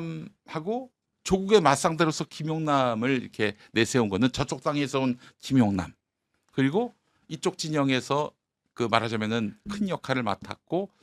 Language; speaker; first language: Korean; native; Korean